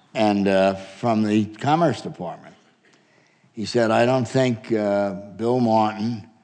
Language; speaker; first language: English; native; English